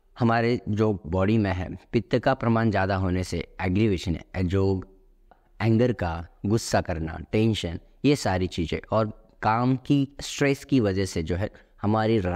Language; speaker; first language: Hindi; non-native, local second language; Marathi